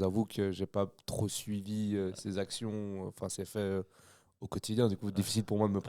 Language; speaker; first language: French; native; French